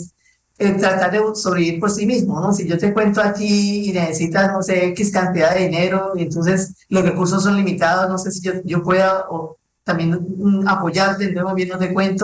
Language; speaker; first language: Spanish; native; Spanish